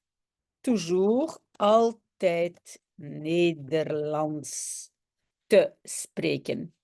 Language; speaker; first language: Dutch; non-native, local second language; French